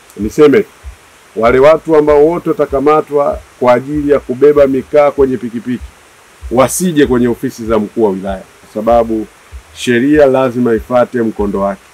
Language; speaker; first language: Swahili; native; Swahili